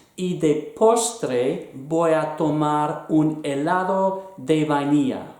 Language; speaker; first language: Spanish; non-native, fluent; English